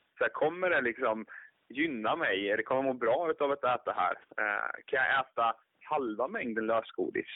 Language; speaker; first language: Swedish; native; Swedish